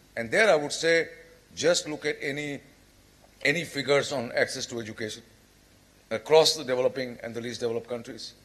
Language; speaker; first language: English; non-native, local second language; Bangla